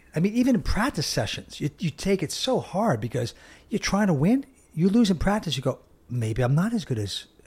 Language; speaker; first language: English; native; English